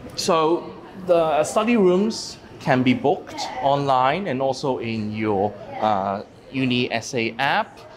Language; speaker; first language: English; non-native, local second language; Cantonese